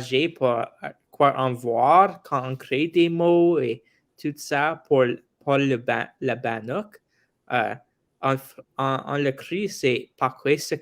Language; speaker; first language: French; non-native, local second language; English